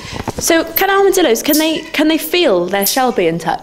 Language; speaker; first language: English; native; English